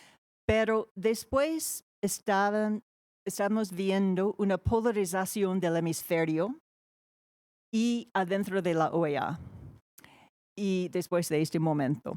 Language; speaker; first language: Spanish; non-native, fluent; English